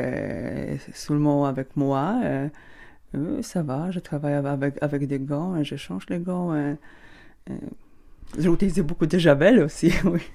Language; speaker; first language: French; non-native, learner; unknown